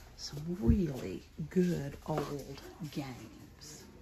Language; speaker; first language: English; native; English